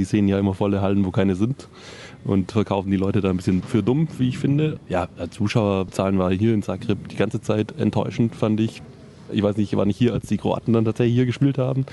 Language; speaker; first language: German; native; German